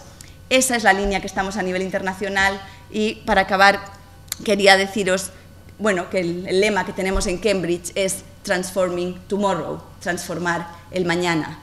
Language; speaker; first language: Spanish; native; Spanish